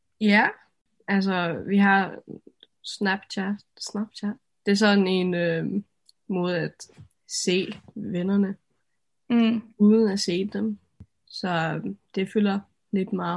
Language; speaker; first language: Danish; non-native, local second language; Faroese